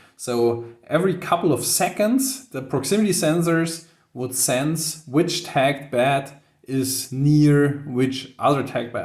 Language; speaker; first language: English; non-native, fluent; German